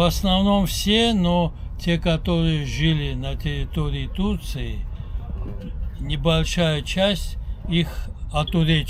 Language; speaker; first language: Russian; non-native, local second language; Armenian